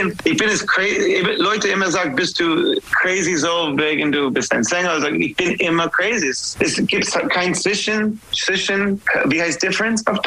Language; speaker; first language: German; non-native, fluent; English